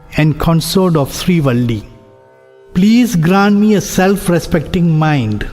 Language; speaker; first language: English; non-native, local second language; Tamil